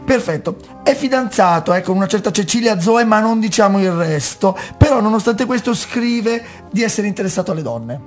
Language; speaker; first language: Italian; native; Italian